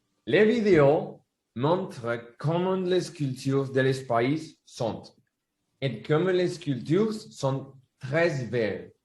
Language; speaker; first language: French; non-native, learner; Spanish